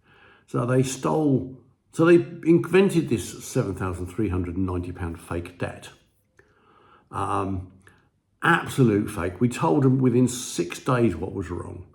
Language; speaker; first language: English; native; English